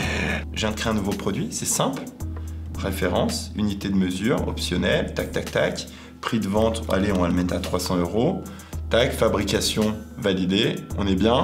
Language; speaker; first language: French; native; French